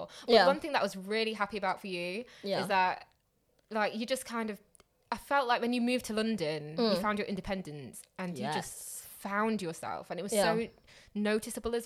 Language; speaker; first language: English; native; English